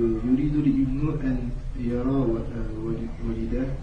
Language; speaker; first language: Arabic; non-native, learner; French